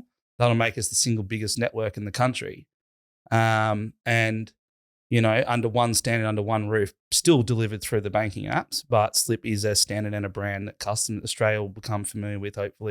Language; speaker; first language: English; native; English